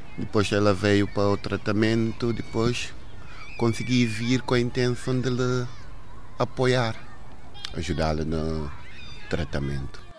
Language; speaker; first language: Portuguese; non-native, local second language; Upper Guinea Crioulo